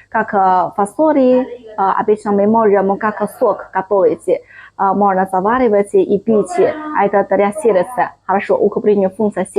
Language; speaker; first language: Russian; non-native, learner; Chinese